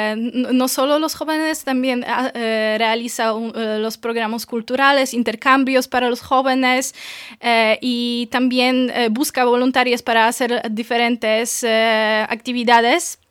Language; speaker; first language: Spanish; non-native, fluent; Polish